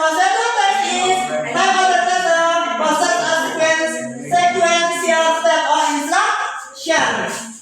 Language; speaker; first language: English; non-native, learner; Indonesian